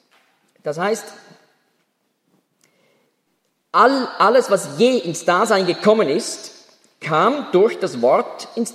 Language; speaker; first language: German; native; German